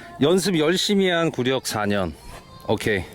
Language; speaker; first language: Korean; native; Korean